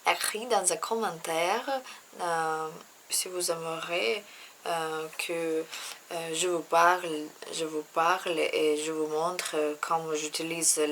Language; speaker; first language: French; non-native, learner; Russian